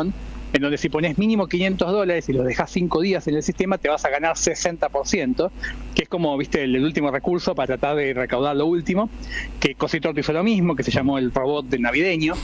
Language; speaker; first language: Spanish; native; Spanish